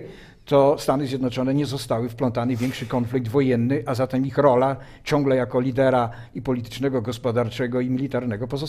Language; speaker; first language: Polish; native; Polish